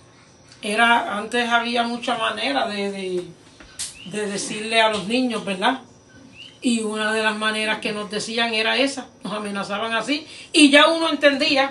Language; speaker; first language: Spanish; native; Spanish